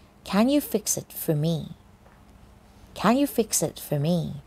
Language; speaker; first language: English; non-native, fluent; Thai